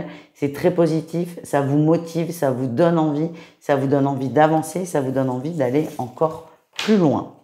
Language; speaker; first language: French; native; French